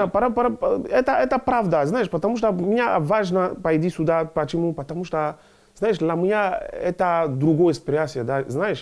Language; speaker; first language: Russian; non-native, learner; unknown